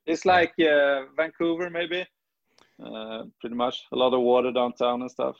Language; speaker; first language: English; non-native, fluent; Swedish